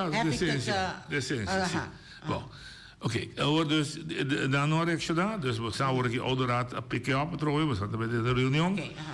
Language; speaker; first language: Dutch; non-native, local second language; Papiamento